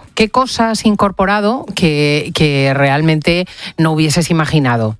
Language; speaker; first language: Spanish; native; Spanish